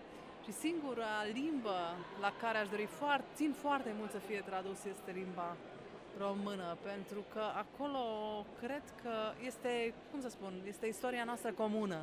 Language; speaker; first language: Romanian; non-native, local second language; Hungarian